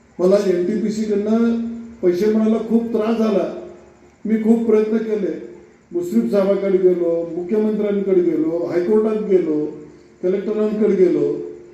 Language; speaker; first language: Marathi; non-native, local second language; Lambadi